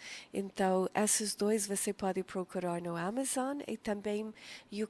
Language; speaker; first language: Portuguese; non-native, fluent; English